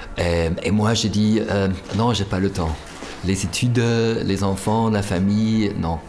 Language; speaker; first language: French; non-native, fluent; German